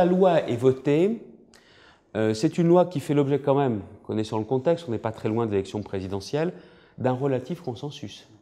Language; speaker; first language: French; native; French